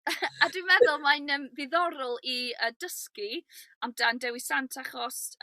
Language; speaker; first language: Welsh; non-native, local second language; English